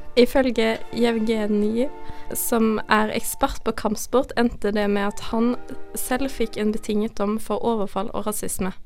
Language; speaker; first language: Norwegian; native; Norwegian